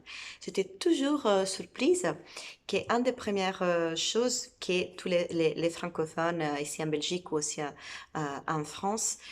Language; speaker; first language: French; non-native, fluent; Italian